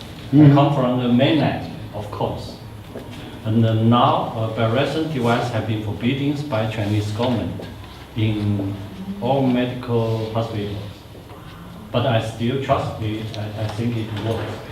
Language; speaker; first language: English; non-native, learner; Chinese